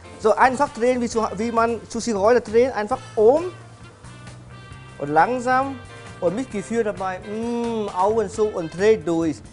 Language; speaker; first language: German; non-native, learner; Vietnamese